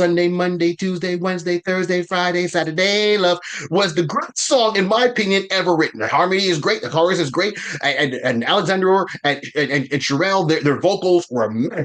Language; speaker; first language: English; native; English